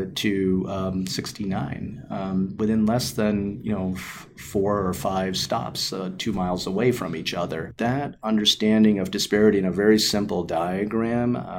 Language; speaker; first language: English; native; English